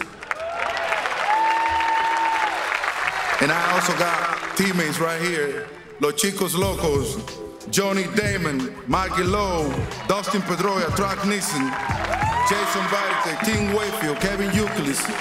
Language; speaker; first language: English; non-native, fluent; Spanish